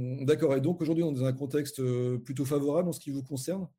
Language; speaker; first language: French; native; French